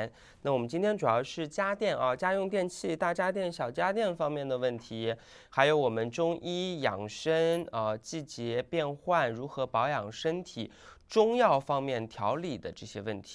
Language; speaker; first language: Chinese; native; Chinese